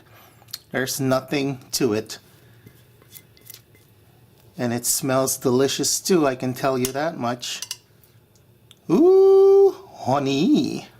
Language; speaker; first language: English; non-native, fluent; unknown